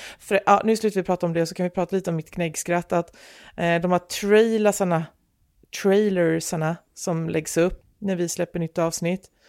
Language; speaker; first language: Swedish; native; Swedish